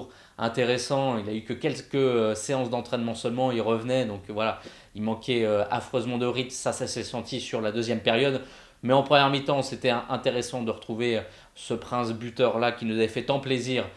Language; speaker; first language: French; native; French